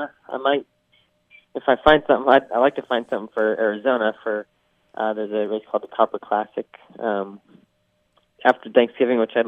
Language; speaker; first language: English; native; English